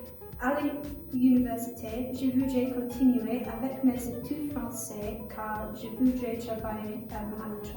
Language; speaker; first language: French; non-native, learner; English